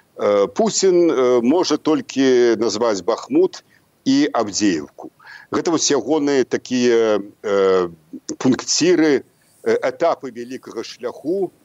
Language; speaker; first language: Belarusian; native; Belarusian